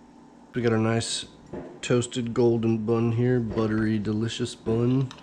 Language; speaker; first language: English; native; English